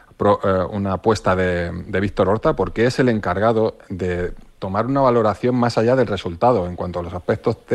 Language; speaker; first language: Spanish; native; Spanish